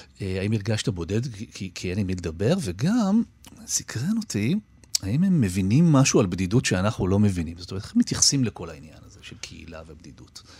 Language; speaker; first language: Hebrew; native; Hebrew